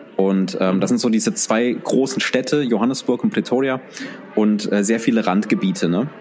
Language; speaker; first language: German; early bilingual, other home language; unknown